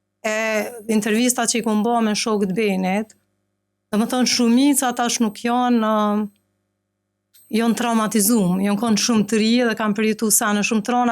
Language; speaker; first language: Albanian; native; Albanian